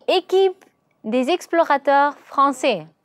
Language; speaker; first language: French; non-native, learner; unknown